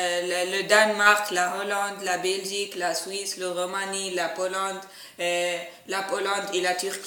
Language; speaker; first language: French; non-native, learner; Arabic